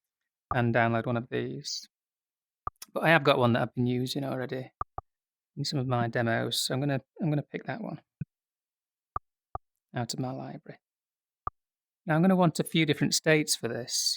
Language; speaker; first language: English; native; English